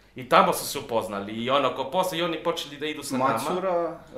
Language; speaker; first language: Serbian; non-native, fluent; Spanish